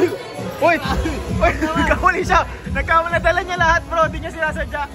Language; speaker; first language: Filipino; native; Filipino